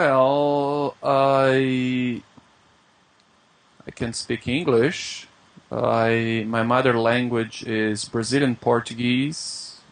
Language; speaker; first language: English; non-native, fluent; Portuguese